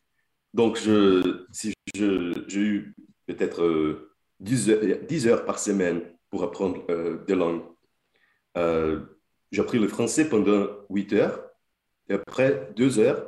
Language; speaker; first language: French; non-native, fluent; Portuguese